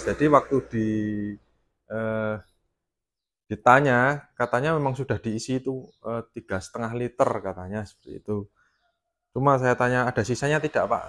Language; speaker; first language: Indonesian; native; Indonesian